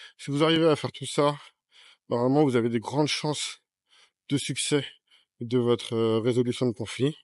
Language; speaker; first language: French; native; French